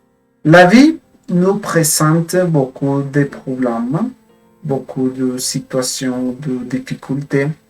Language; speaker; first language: French; non-native, fluent; Spanish